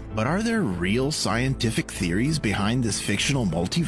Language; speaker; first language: English; native; English